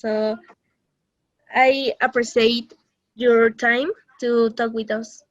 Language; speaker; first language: English; non-native, learner; Spanish